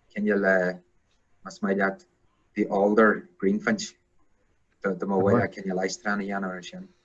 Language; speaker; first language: Irish; non-native, local second language; English